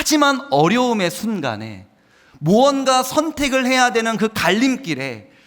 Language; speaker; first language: Korean; native; Korean